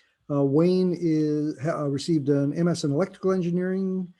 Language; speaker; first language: English; native; English